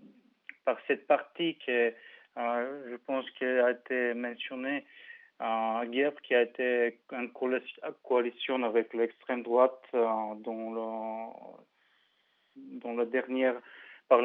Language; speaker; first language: French; non-native, fluent; Bulgarian